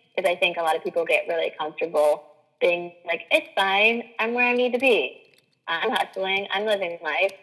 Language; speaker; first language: English; native; English